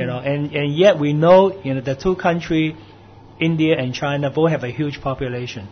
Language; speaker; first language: English; non-native, local second language; Cantonese